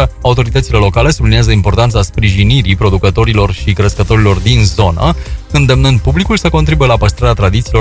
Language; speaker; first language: Romanian; native; Romanian